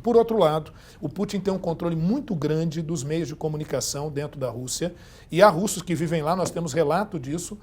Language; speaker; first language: Portuguese; native; Portuguese